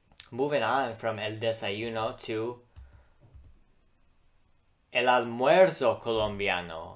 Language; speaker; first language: Spanish; non-native, fluent; English